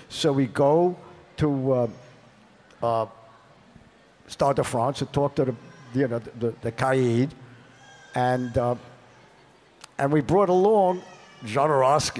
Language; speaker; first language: English; native; English